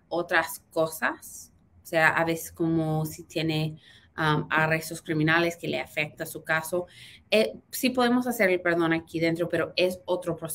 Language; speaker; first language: Spanish; early bilingual, heritage; Spanish